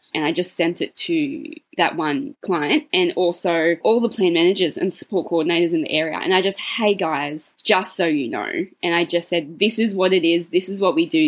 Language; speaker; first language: English; native; English